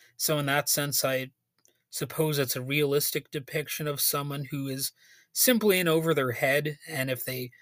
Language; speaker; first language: English; native; English